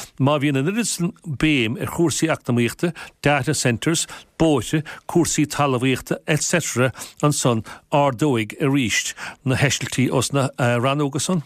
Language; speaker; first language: Irish; native; Irish